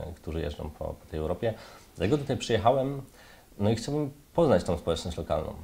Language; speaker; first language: Polish; native; Polish